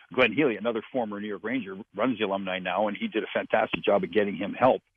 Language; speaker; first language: English; native; English